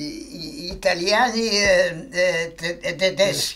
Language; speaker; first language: Italian; non-native, fluent; Polish